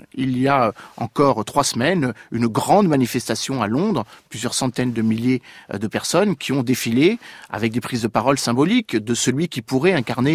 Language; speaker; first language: French; native; French